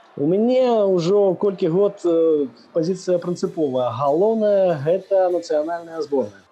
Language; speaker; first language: Belarusian; non-native, local second language; Russian